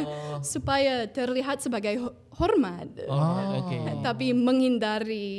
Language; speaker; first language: Indonesian; non-native, fluent; English